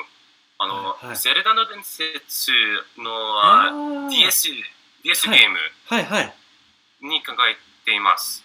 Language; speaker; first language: Japanese; non-native, learner; English